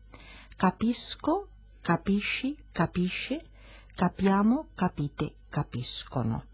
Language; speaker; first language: Italian; non-native, fluent; Spanish